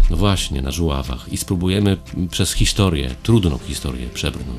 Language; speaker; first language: Polish; native; Polish